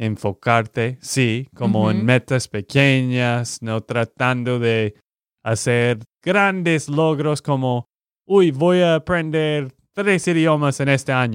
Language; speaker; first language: Spanish; non-native, fluent; English